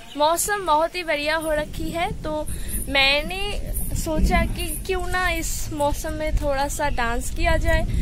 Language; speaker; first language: Hindi; non-native, local second language; Bangla